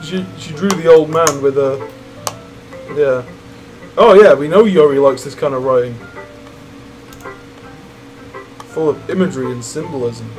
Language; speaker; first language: English; native; English